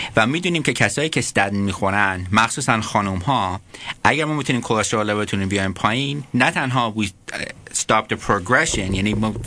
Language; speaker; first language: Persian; early bilingual, heritage; Persian